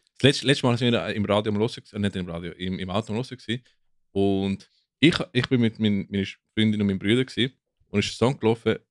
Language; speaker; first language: German; non-native, fluent; English